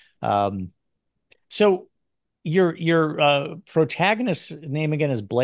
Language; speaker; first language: English; native; English